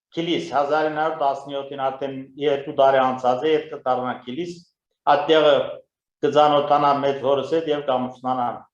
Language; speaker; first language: Armenian; native; Armenian